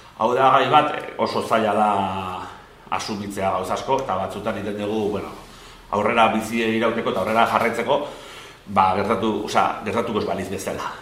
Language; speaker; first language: Basque; non-native, local second language; Spanish